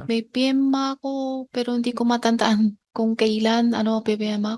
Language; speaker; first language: Filipino; non-native, learner; Chinese